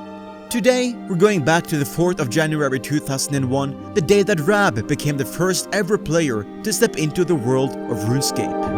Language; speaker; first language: English; native; English